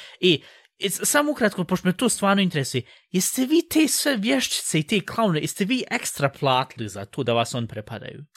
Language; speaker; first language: Bosnian; early bilingual, heritage; Bosnian